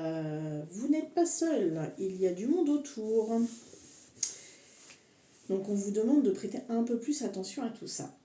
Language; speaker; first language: French; native; French